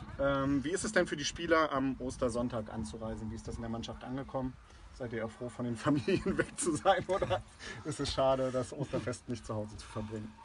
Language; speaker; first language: German; native; German